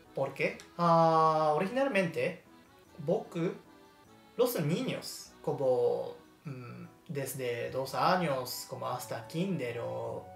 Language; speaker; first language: Spanish; non-native, learner; Japanese